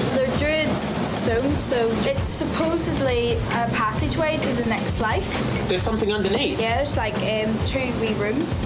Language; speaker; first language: English; native; English